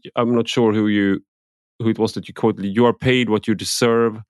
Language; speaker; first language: English; non-native, fluent; Swedish